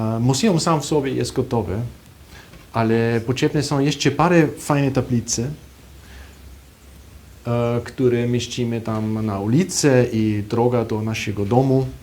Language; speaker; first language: Polish; non-native, fluent; German